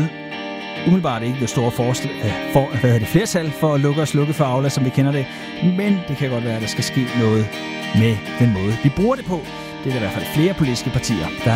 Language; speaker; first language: Danish; native; Danish